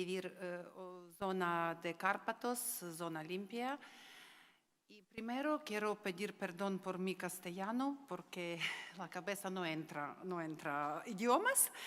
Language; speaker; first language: Spanish; non-native, learner; Ukrainian